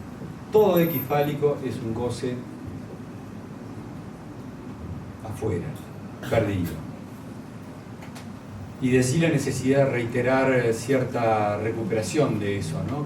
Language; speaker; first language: Spanish; native; Spanish